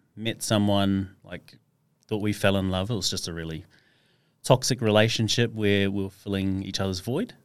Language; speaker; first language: English; native; English